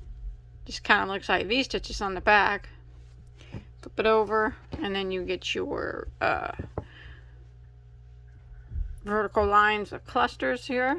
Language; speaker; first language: English; native; English